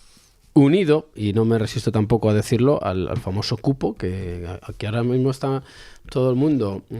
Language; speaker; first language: Spanish; native; Spanish